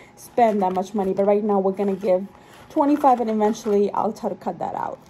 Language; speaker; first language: English; non-native, local second language; Urdu